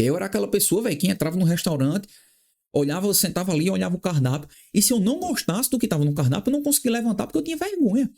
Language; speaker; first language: Portuguese; native; Portuguese